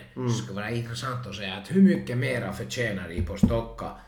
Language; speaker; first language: Swedish; non-native, local second language; Finnish